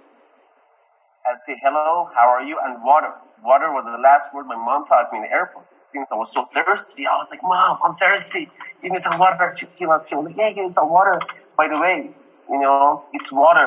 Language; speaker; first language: English; non-native, fluent; Persian